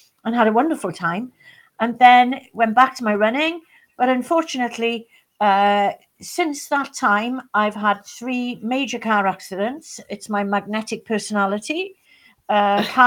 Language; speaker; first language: English; native; English